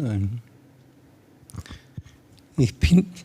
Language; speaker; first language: German; non-native, learner; Spanish